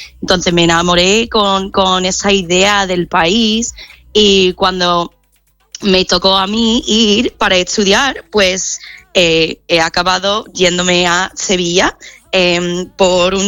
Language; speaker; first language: Spanish; non-native, fluent; English